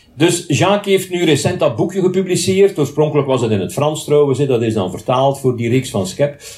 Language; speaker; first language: Dutch; native; Dutch